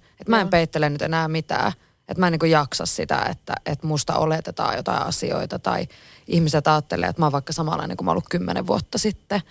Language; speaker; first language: Finnish; native; Finnish